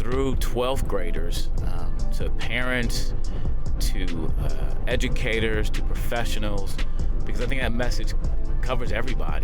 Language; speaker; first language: English; native; English